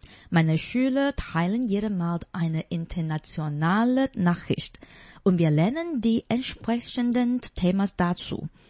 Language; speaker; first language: German; non-native, fluent; Chinese